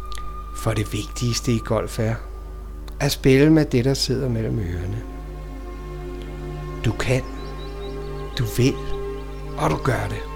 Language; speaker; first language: Danish; native; Danish